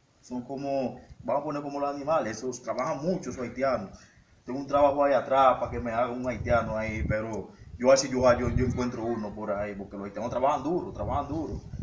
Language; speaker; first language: Spanish; native; Spanish